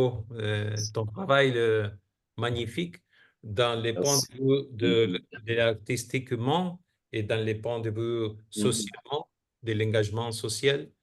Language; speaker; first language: French; non-native, fluent; Spanish